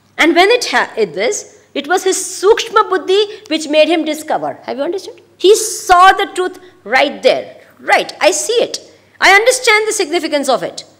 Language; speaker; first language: English; non-native, local second language; Gujarati